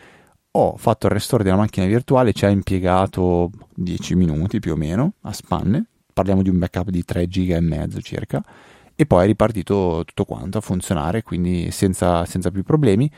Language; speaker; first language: Italian; native; Italian